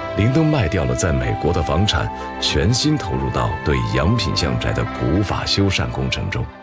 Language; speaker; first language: Chinese; native; Chinese